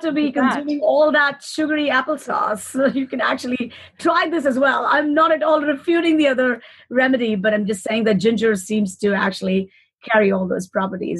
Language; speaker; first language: English; non-native, local second language; Hindi